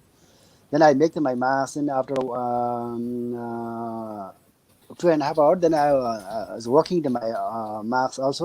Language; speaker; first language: English; non-native, learner; Nepali